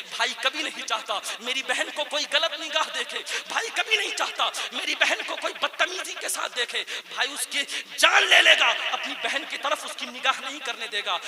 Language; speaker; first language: Urdu; native; Urdu